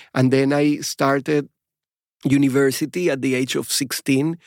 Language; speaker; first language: English; non-native, fluent; Spanish